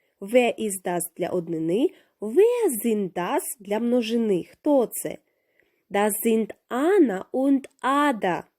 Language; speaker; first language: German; non-native, fluent; Ukrainian